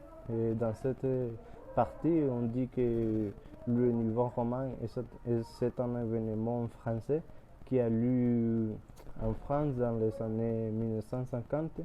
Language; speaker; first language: French; non-native, learner; Spanish